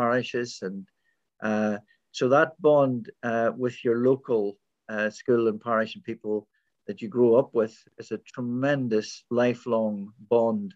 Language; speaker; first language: English; native; English